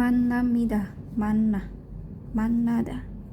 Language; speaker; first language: Korean; non-native, learner; Indonesian